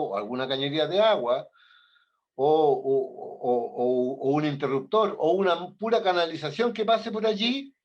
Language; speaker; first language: Spanish; native; Spanish